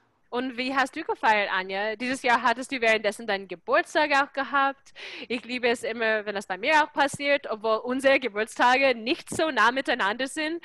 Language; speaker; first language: German; non-native, fluent; English